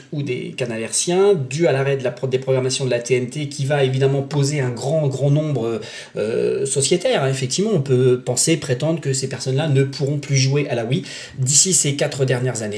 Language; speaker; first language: French; native; French